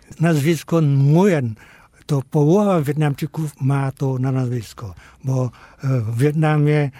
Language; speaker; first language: Polish; non-native, fluent; Vietnamese